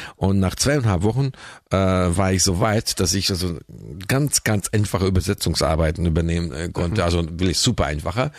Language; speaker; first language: German; non-native, fluent; Hungarian